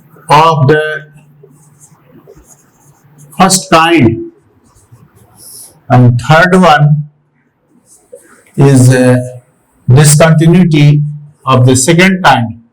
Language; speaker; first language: English; non-native, local second language; Hindi